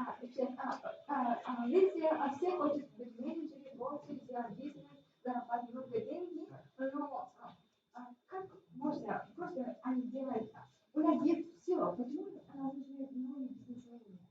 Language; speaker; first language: Russian; non-native, local second language; Uzbek